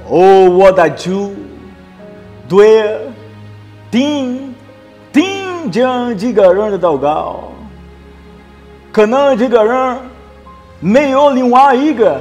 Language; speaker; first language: Chinese; non-native, learner; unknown